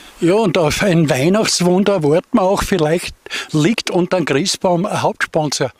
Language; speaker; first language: German; native; German